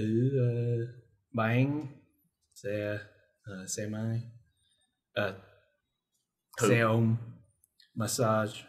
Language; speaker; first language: Vietnamese; non-native, learner; English